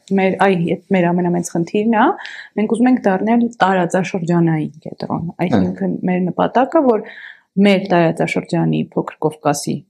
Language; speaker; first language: Armenian; native; Armenian